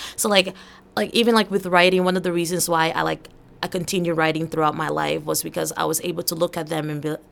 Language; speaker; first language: English; early bilingual, other home language; Portuguese